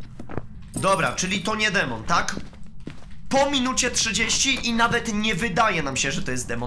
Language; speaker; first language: Polish; native; Polish